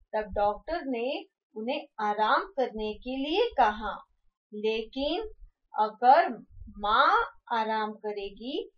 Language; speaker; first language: Hindi; non-native, local second language; Marathi